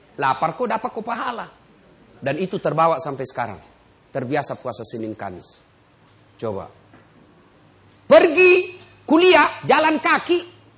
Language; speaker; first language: Indonesian; non-native, local second language; Buginese